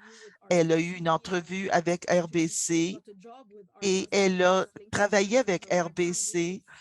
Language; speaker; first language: French; non-native, local second language; English